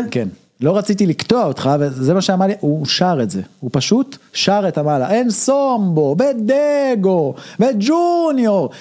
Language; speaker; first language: Hebrew; native; Hebrew